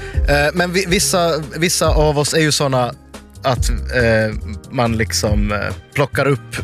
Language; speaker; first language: Swedish; native; Swedish